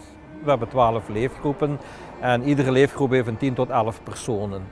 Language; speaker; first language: Dutch; native; Dutch